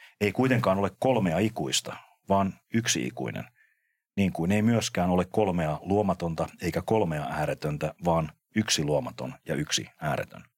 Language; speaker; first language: Finnish; native; Finnish